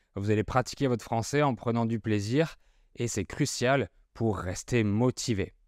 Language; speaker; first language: French; native; French